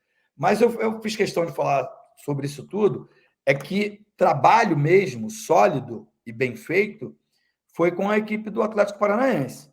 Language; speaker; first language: Portuguese; native; Portuguese